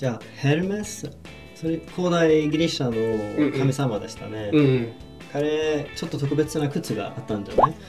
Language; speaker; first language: Japanese; non-native, fluent; Swedish